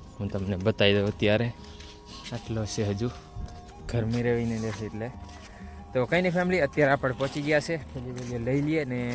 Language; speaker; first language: Gujarati; native; Gujarati